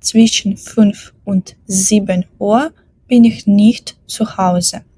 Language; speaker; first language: German; non-native, fluent; Ukrainian